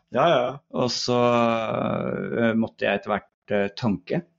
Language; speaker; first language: Norwegian; native; Norwegian